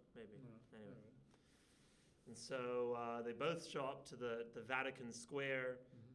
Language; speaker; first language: English; native; English